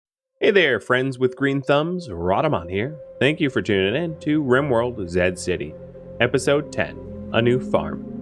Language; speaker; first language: English; native; English